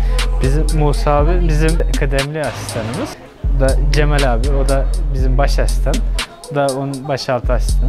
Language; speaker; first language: Turkish; non-native, fluent; Kyrgyz